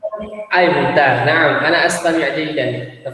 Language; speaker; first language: Arabic; non-native, fluent; Indonesian